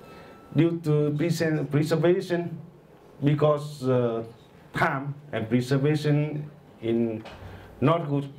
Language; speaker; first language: English; non-native, learner; Vietnamese